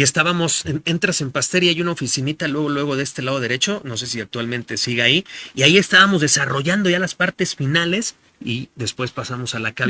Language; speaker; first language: Spanish; native; Spanish